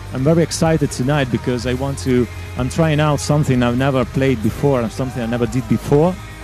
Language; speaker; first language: English; non-native, fluent; Italian